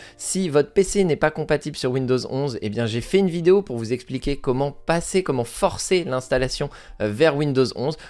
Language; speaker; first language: French; native; French